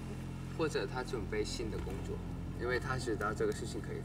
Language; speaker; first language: Chinese; non-native, learner; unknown